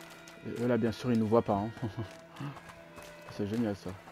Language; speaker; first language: French; native; French